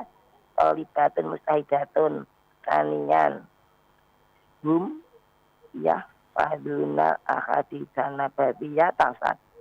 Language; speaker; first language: Arabic; non-native, learner; Indonesian